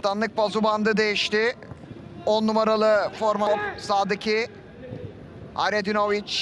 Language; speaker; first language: Turkish; native; Turkish